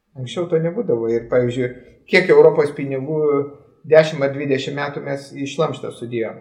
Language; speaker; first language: Lithuanian; native; Lithuanian